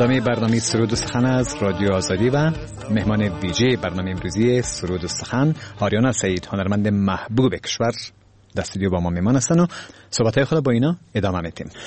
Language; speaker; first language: Persian; native; Persian